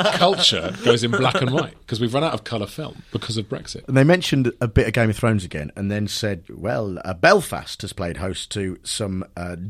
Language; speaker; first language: English; native; English